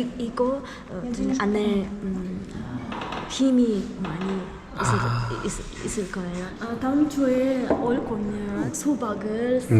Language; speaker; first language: Korean; non-native, learner; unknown